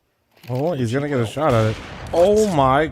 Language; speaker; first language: English; native; English